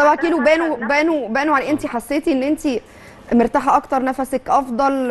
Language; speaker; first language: Arabic; native; Arabic